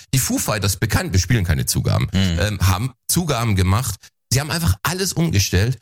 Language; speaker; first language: German; native; German